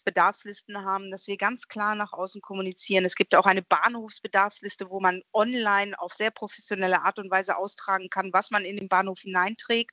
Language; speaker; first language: German; native; German